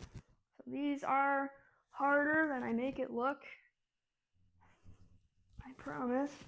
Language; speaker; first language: English; native; English